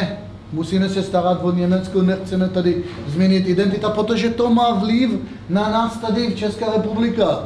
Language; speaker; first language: Czech; non-native, fluent; Hebrew